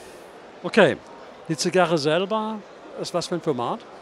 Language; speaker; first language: German; native; German